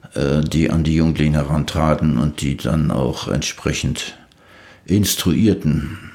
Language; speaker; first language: German; native; German